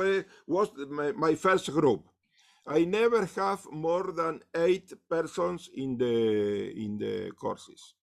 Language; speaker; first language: English; non-native, learner; Spanish